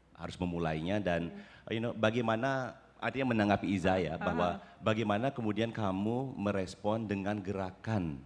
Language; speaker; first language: Indonesian; native; Indonesian